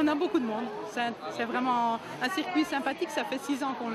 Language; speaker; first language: French; native; French